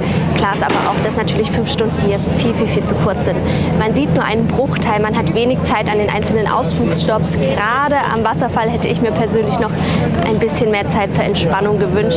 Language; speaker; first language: German; native; German